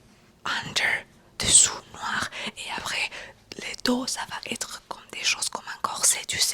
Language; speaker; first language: French; non-native, fluent; Romanian